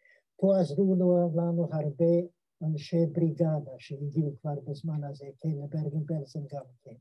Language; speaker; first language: Hebrew; non-native, fluent; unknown